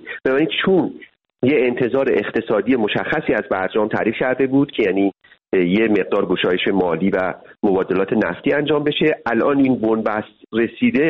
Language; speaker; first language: Persian; native; Persian